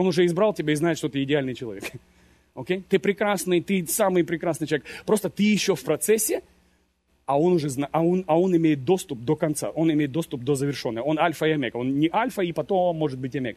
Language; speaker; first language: Russian; native; Russian